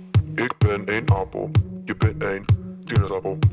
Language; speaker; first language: Dutch; non-native, learner; English